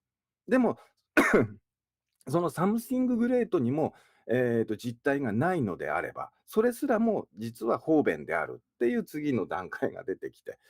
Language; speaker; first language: Japanese; native; Japanese